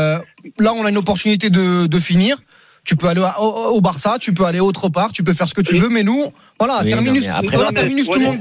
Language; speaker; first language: French; native; French